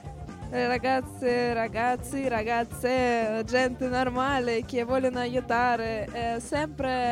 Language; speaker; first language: Italian; non-native, learner; Russian